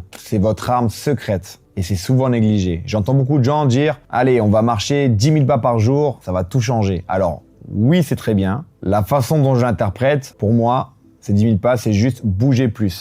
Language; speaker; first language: French; native; French